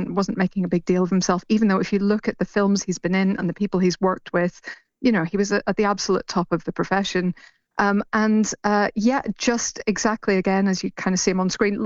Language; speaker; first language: English; native; English